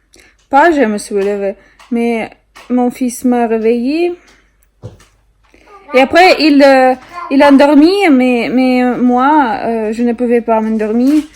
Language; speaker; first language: French; non-native, learner; Russian